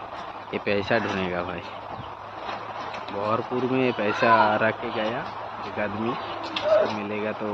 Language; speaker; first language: Hindi; non-native, local second language; Bangla